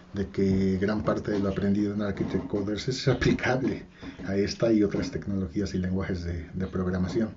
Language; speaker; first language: Spanish; native; Spanish